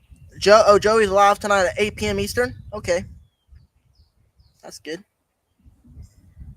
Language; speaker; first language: English; native; English